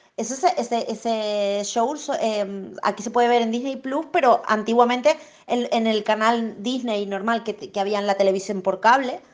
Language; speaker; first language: Spanish; native; Spanish